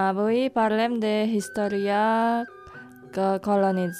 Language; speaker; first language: Catalan; non-native, learner; Indonesian